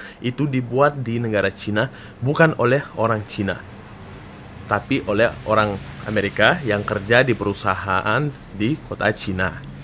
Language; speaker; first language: Indonesian; non-native, fluent; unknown